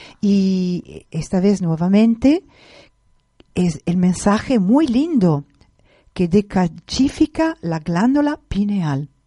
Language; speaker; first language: Spanish; non-native, fluent; Italian